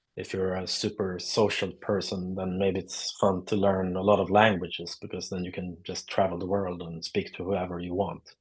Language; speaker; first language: English; non-native, fluent; Swedish